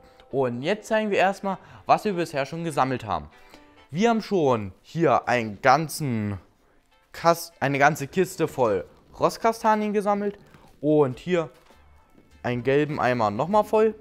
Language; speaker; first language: German; native; German